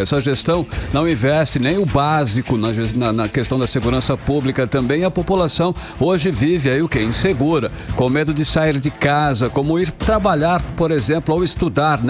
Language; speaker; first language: Portuguese; native; Portuguese